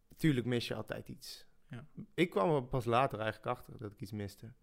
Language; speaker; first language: Dutch; early bilingual, other home language; French